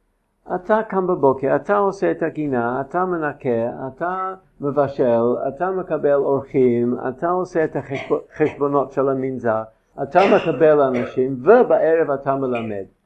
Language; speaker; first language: Hebrew; non-native, fluent; English